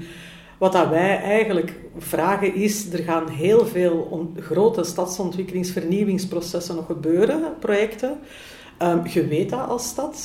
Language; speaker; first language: Dutch; native; Dutch